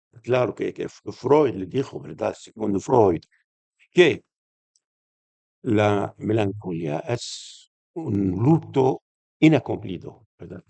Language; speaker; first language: Spanish; non-native, fluent; Arabic